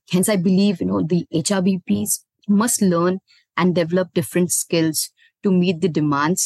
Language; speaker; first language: English; non-native, local second language; Hindi